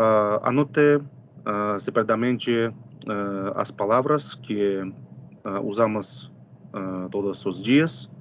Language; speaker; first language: Portuguese; non-native, fluent; Russian